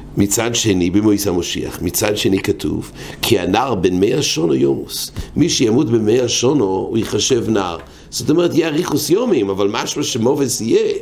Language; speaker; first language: Hebrew; non-native, fluent; English